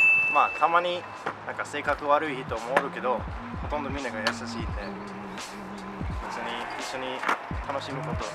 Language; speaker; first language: Japanese; non-native, fluent; English